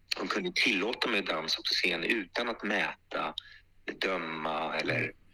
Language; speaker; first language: Swedish; early bilingual, other home language; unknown